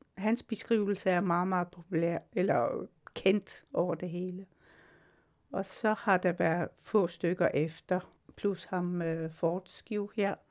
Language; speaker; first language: Danish; non-native, local second language; Kalaallisut